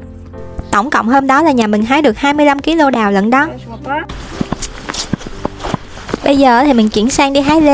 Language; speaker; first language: Vietnamese; native; Vietnamese